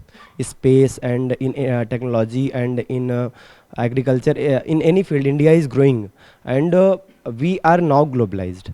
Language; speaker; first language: English; non-native, learner; Hindi